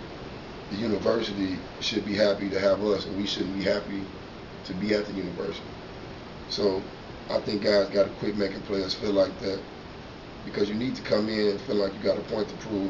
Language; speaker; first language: English; native; English